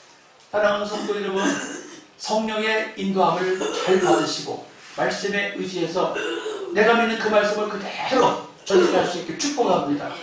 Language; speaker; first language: Korean; native; Korean